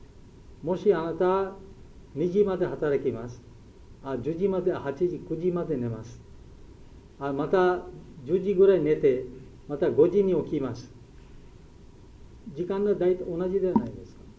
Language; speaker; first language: Japanese; non-native, learner; Bangla